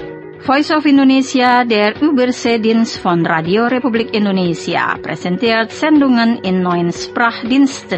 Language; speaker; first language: German; non-native, fluent; Indonesian